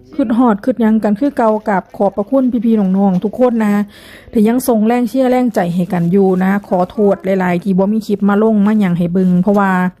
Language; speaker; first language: Thai; native; Thai